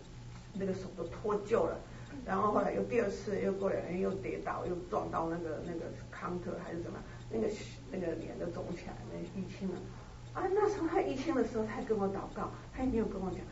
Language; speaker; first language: Chinese; native; Chinese